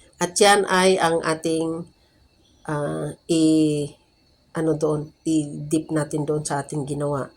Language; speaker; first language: Filipino; native; Filipino